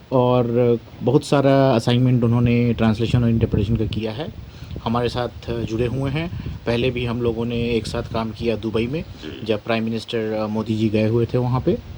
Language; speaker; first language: Hindi; native; Hindi